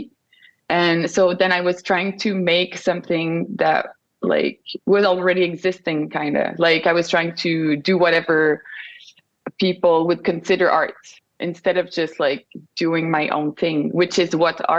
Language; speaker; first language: English; non-native, fluent; French